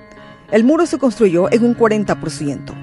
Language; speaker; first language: Spanish; native; Spanish